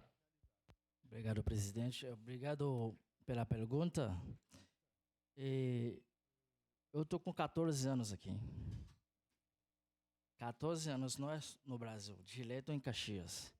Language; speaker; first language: Portuguese; non-native, fluent; Haitian Creole